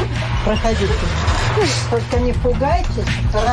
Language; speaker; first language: Russian; native; Russian